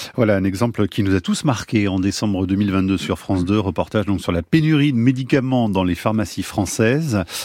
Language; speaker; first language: French; native; French